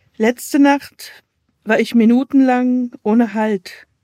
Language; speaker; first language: German; native; German